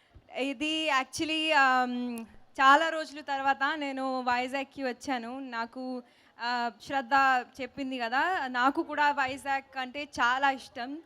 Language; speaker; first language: Telugu; non-native, learner; Hindi